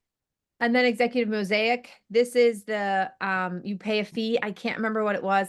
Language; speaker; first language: English; native; English